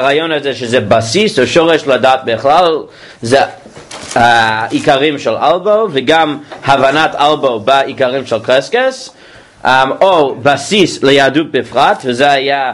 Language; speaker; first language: Hebrew; non-native, fluent; English